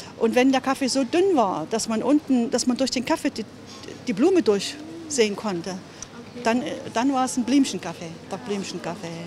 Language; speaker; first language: German; native; German